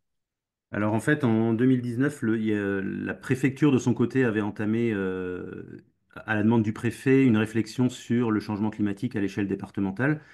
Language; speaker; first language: French; native; French